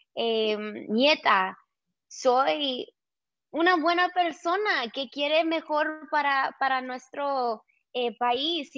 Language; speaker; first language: Spanish; early bilingual, heritage; Spanish